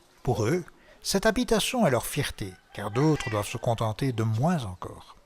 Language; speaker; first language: French; native; French